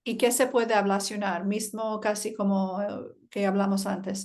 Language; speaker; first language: Spanish; early bilingual, heritage; Spanish